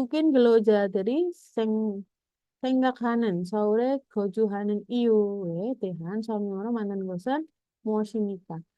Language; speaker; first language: Korean; non-native, fluent; Indonesian